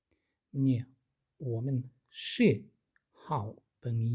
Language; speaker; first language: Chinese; non-native, learner; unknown